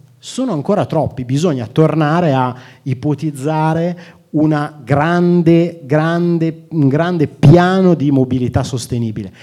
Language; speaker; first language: Italian; native; Italian